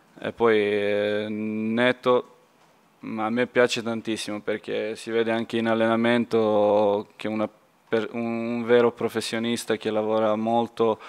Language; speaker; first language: Italian; non-native, fluent; Serbian